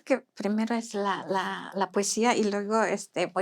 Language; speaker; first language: Spanish; non-native, fluent; Indonesian